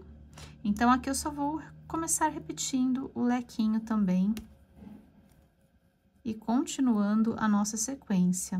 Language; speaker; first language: Portuguese; native; Portuguese